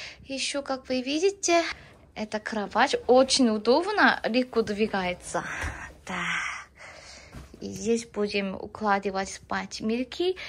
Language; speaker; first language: Russian; non-native, learner; Korean